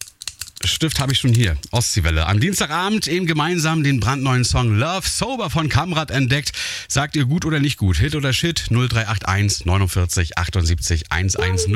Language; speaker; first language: German; native; German